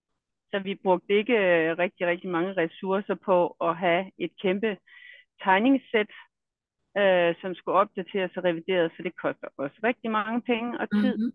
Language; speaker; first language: Danish; native; Danish